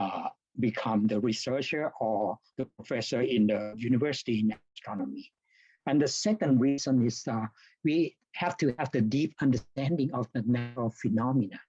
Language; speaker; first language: English; non-native, fluent; Thai